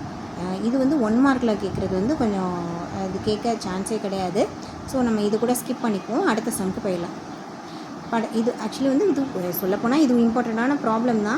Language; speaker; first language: Tamil; native; Tamil